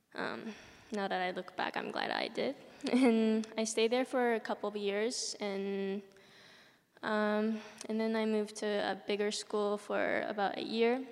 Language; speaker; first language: English; early bilingual, other home language; Japanese